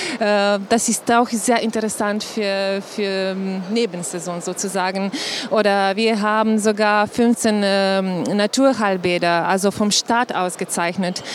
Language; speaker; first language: German; non-native, fluent; Slovenian